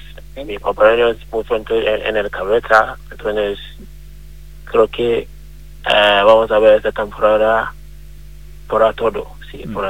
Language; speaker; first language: Spanish; non-native, learner; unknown